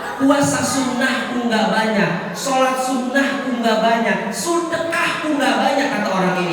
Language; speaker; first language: Indonesian; non-native, local second language; Sundanese